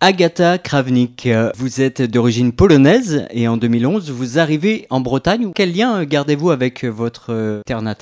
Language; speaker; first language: French; native; French